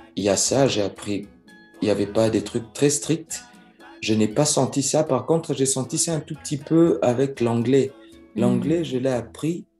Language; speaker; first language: French; non-native, local second language; Lingala